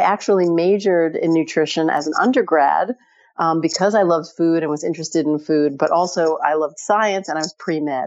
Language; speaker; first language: English; native; English